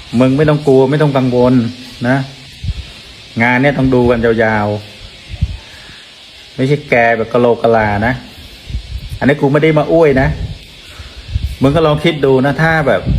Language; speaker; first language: Thai; non-native, fluent; Khmer